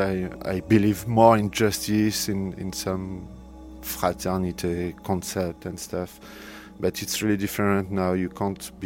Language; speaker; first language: English; non-native, fluent; French